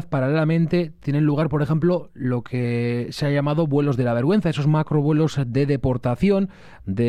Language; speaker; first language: Spanish; native; Spanish